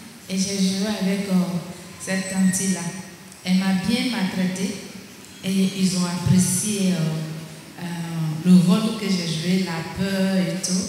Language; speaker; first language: French; non-native, local second language; Baoulé